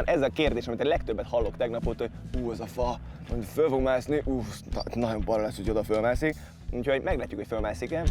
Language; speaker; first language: Hungarian; native; Hungarian